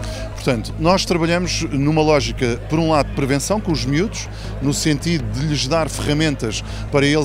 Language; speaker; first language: Portuguese; native; Portuguese